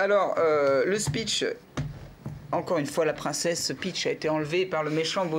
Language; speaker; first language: French; native; French